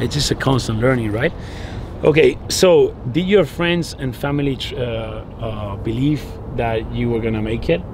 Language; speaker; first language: English; non-native, fluent; Spanish